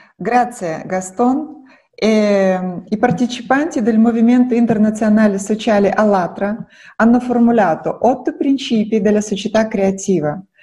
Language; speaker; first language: Italian; non-native, fluent; Russian